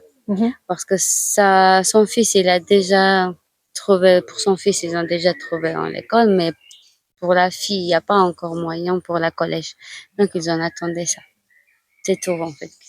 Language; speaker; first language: French; non-native, fluent; Georgian